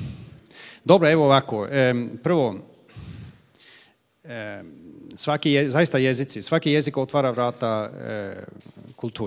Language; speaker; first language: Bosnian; non-native, fluent; Swedish